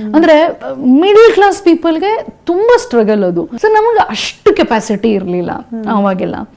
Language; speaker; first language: Kannada; native; Kannada